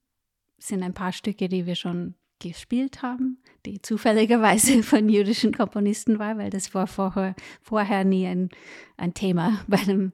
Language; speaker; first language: German; non-native, fluent; English